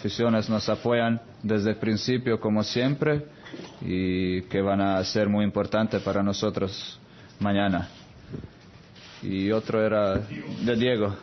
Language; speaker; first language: Spanish; non-native, fluent; Croatian